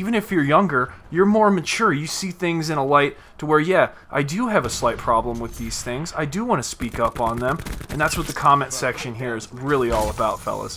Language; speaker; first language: English; native; English